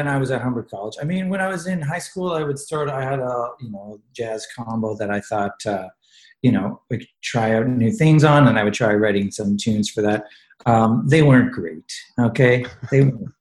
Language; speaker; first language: English; native; English